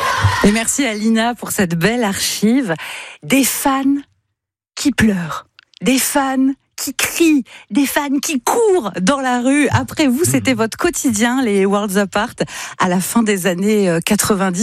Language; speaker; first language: French; native; French